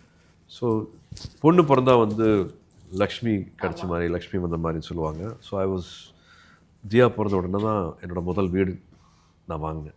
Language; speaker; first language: Tamil; native; Tamil